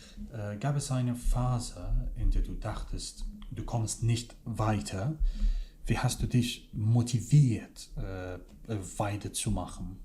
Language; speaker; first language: German; non-native, fluent; Kurdish